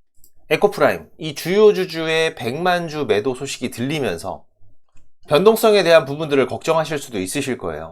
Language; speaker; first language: Korean; native; Korean